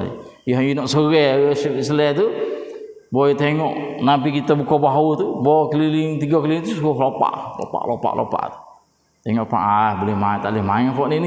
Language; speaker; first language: Malay; native; Malay